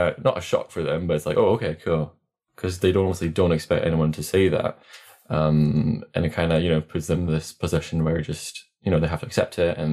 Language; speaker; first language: English; non-native, fluent; Latvian